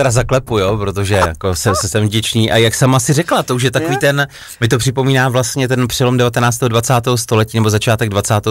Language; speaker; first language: Czech; native; Czech